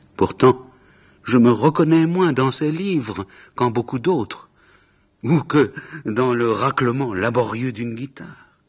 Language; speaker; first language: French; native; French